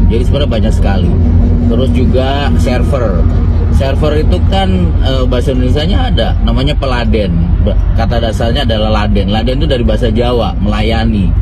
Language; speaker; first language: Indonesian; native; Indonesian